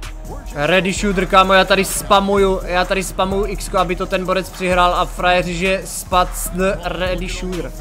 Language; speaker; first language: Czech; native; Czech